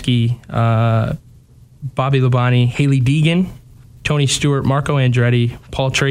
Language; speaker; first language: English; native; English